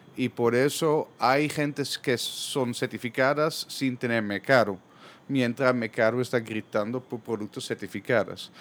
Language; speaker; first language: Spanish; non-native, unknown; Dutch